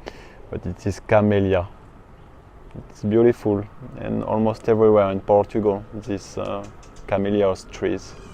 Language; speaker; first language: English; non-native, learner; French